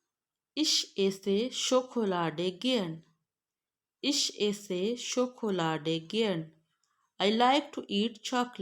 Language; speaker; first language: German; non-native, fluent; Urdu